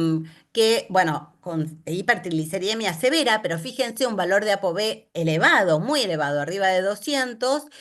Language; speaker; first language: Spanish; native; Spanish